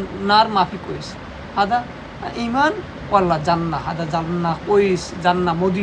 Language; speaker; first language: Arabic; non-native, learner; Bangla